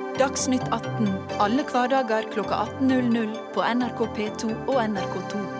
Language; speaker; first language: Norwegian; native; Norwegian